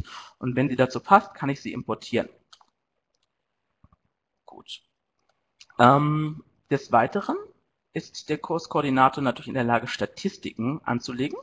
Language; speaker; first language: German; native; German